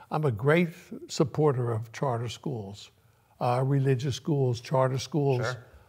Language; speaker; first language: English; early bilingual, other home language; Yiddish